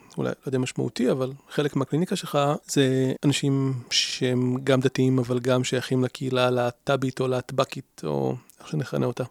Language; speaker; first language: Hebrew; native; Hebrew